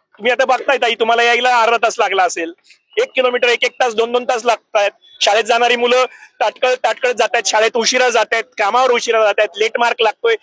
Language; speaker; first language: Marathi; native; Marathi